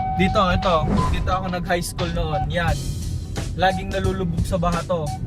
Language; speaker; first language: Filipino; non-native, local second language; Iloko